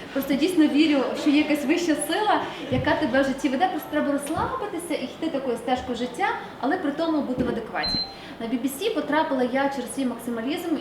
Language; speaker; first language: Ukrainian; native; Ukrainian